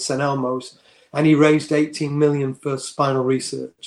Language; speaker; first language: English; native; English